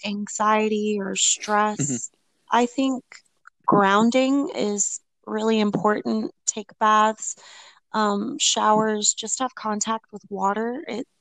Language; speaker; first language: English; native; English